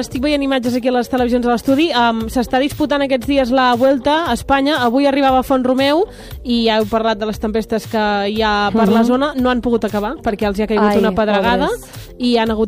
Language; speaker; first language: Catalan; native; Catalan